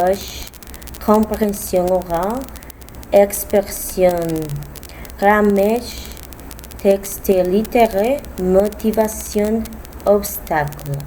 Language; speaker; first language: French; non-native, learner; Spanish